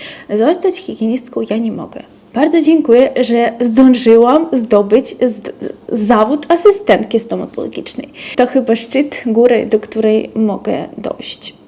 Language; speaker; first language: Polish; non-native, fluent; Russian